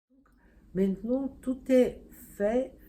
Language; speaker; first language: French; non-native, fluent; Serbian